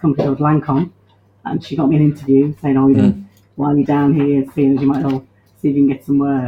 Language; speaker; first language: English; native; English